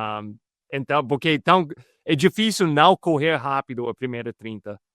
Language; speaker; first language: Portuguese; non-native, fluent; English